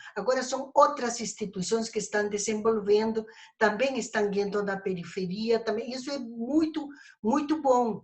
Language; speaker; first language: Portuguese; non-native, fluent; Spanish